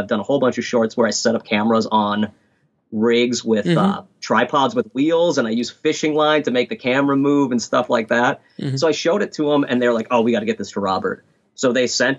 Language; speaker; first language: English; native; English